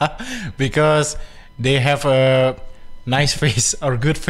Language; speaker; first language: English; non-native, fluent; Indonesian